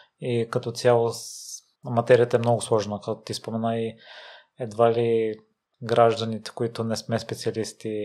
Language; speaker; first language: Bulgarian; native; Bulgarian